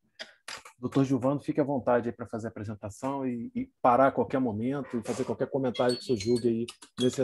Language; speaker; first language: Portuguese; native; Portuguese